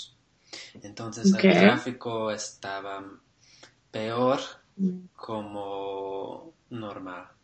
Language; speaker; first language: Spanish; non-native, learner; English